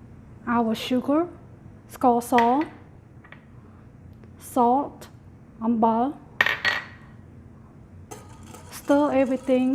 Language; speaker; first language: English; non-native, fluent; Khmer